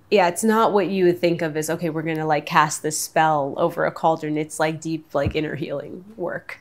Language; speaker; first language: English; native; English